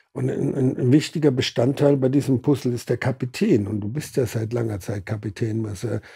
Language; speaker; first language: German; native; German